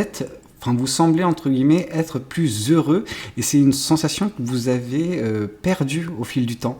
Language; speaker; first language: French; native; French